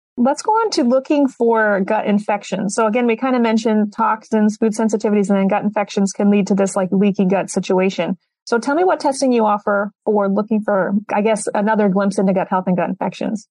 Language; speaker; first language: English; native; English